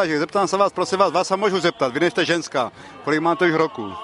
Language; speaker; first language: Czech; native; Czech